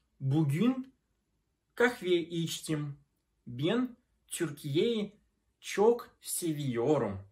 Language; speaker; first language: Turkish; non-native, fluent; Russian